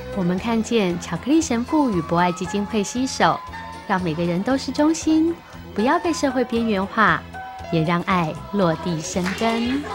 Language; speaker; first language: Chinese; native; Chinese